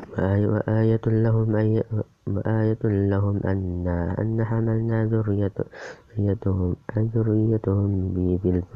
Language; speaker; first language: Arabic; non-native, learner; Indonesian